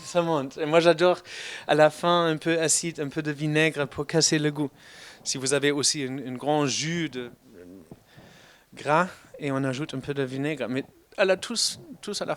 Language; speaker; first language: French; non-native, fluent; German